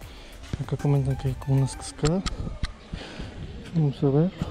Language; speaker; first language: Spanish; native; Spanish